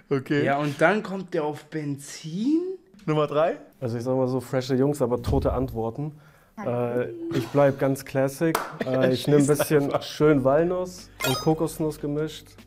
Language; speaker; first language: German; non-native, fluent; Russian